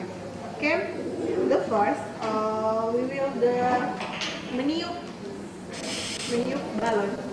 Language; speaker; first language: English; non-native, learner; Indonesian